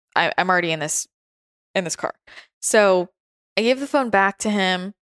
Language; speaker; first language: English; native; English